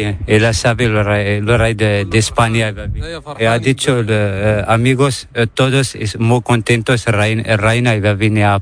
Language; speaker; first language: Spanish; non-native, learner; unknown